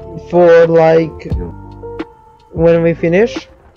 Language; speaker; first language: English; non-native, learner; Serbian